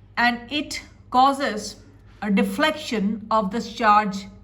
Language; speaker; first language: English; non-native, local second language; Bangla